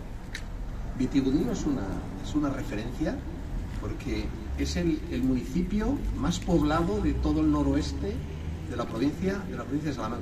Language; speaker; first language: Spanish; native; Spanish